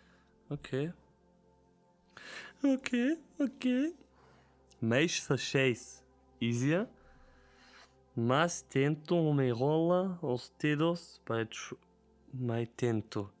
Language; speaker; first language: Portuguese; non-native, learner; German